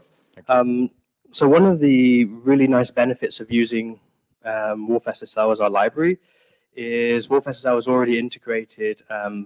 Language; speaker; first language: English; native; English